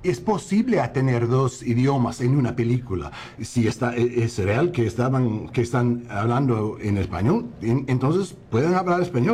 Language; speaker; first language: Spanish; non-native, fluent; English